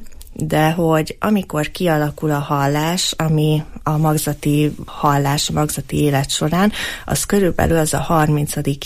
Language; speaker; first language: Hungarian; native; Hungarian